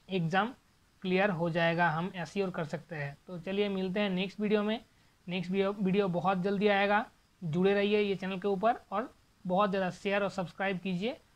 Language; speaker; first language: Hindi; non-native, local second language; Bangla